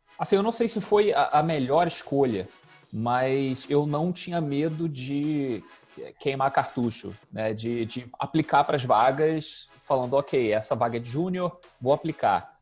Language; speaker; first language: Portuguese; native; Portuguese